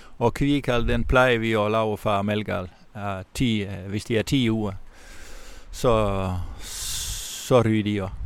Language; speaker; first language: Danish; non-native, fluent; Dutch